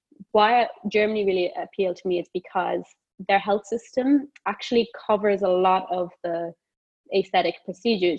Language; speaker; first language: English; native; English